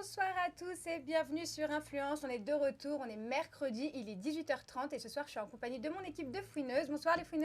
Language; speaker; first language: French; native; French